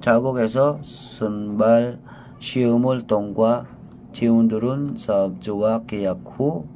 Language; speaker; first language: Korean; non-native, learner; Filipino